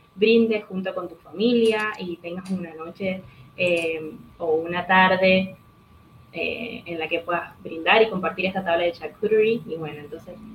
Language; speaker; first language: Spanish; native; Spanish